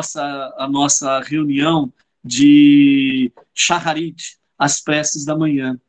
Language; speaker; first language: Portuguese; native; Portuguese